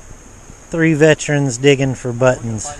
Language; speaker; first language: English; native; English